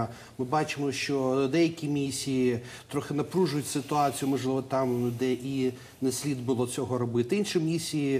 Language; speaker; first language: Ukrainian; native; Ukrainian